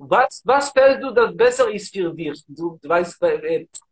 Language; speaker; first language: German; non-native, learner; Hebrew